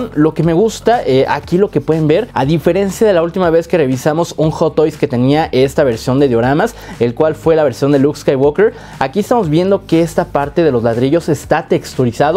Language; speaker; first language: Spanish; native; Spanish